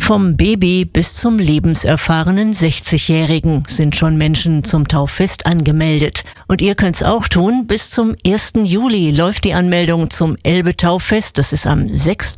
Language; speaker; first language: German; native; German